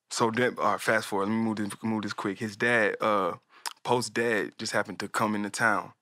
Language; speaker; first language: English; native; English